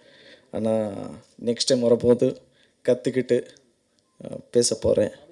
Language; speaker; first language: Tamil; non-native, learner; Kannada